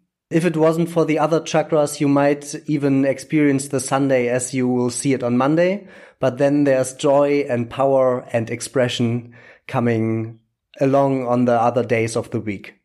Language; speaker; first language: English; non-native, fluent; German